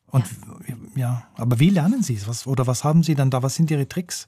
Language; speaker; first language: German; native; German